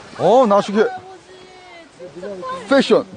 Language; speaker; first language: Korean; native; Korean